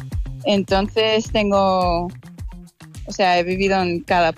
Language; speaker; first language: Spanish; non-native, fluent; English